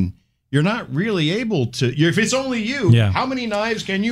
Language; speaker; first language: English; native; English